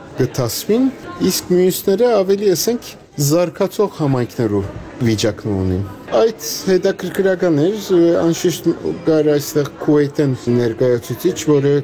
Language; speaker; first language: Armenian; native; Armenian